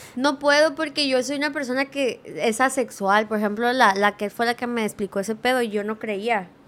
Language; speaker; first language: Spanish; early bilingual, heritage; Spanish